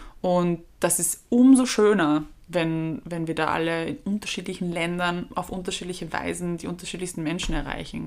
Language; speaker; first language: German; native; German